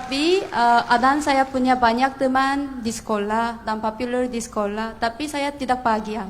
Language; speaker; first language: Indonesian; non-native, fluent; Korean